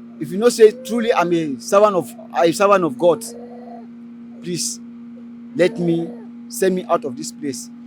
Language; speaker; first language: Nigerian Pidgin; native; Nigerian Pidgin